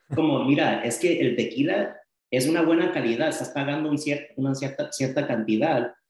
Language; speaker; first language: Spanish; early bilingual, heritage; Spanish